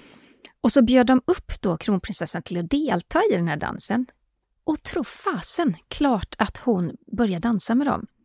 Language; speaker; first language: Swedish; native; Swedish